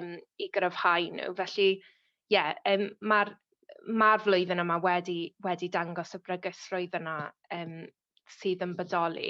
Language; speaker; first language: Welsh; native; Welsh